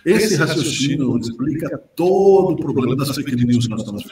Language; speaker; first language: Portuguese; native; Portuguese